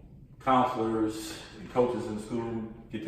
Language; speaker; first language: English; native; English